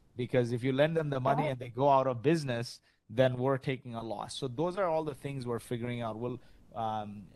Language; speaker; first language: English; early bilingual, other home language; Arabic